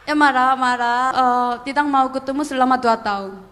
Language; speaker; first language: Indonesian; non-native, learner; Korean